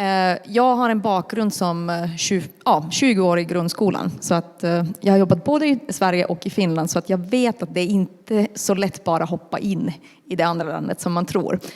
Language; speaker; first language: Swedish; non-native, local second language; Finnish